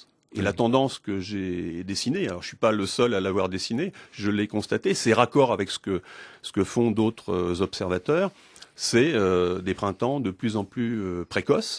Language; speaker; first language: French; native; French